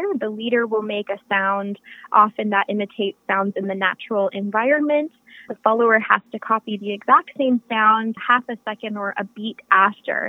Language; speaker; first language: English; native; English